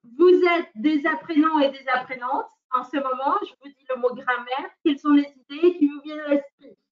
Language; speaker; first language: French; non-native, fluent; Spanish